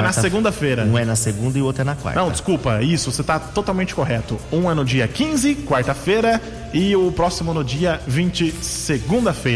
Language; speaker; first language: Portuguese; native; Portuguese